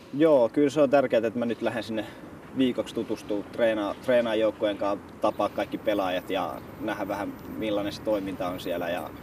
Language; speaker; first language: Finnish; native; Finnish